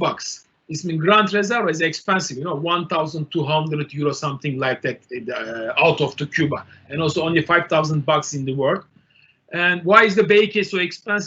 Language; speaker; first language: English; non-native, learner; Turkish